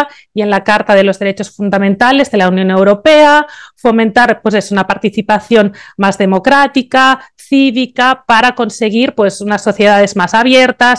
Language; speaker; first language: Spanish; native; Spanish